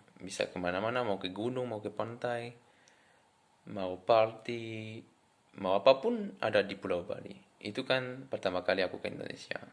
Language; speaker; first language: Indonesian; non-native, fluent; French